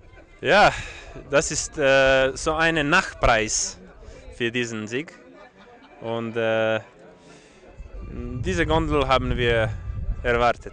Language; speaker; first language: German; non-native, fluent; Croatian